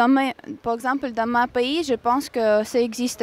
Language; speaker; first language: French; non-native, fluent; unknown